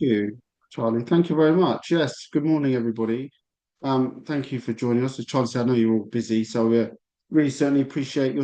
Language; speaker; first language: English; native; English